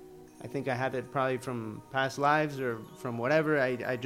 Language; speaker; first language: English; early bilingual, other home language; Spanish